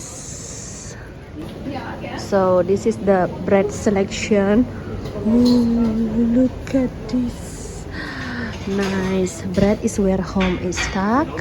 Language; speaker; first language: English; non-native, fluent; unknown